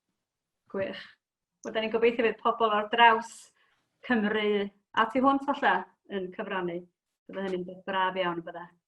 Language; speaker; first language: Welsh; native; Welsh